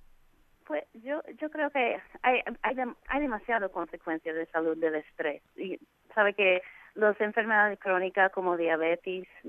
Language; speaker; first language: Spanish; non-native, fluent; English